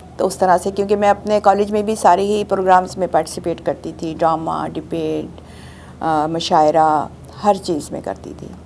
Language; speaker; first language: Urdu; native; Urdu